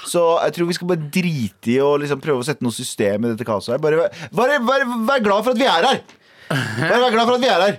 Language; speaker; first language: Norwegian; early bilingual, other home language; Kurdish